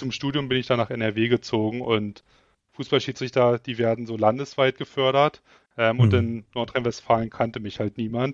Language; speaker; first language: German; native; German